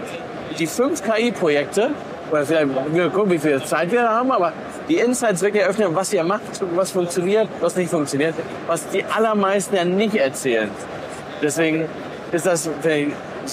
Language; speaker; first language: German; native; German